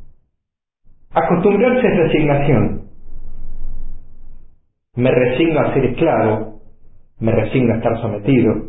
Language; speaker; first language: Spanish; native; Spanish